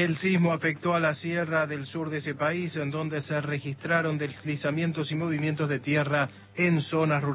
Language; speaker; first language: Spanish; native; Spanish